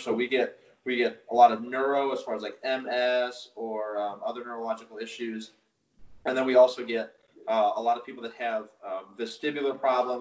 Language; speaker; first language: English; native; English